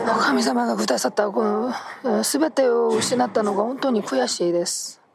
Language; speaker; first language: Japanese; non-native, fluent; Korean